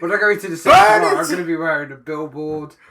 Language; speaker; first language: English; native; English